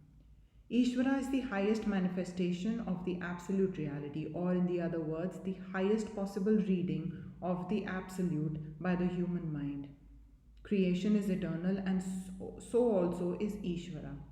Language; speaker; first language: English; non-native, local second language; Hindi